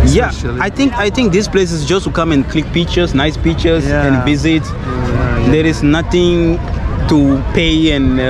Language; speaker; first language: English; non-native, fluent; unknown